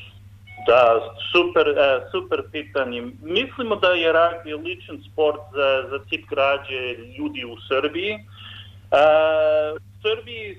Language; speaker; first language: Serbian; non-native, learner; English